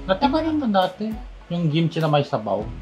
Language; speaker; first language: Filipino; non-native, learner; Korean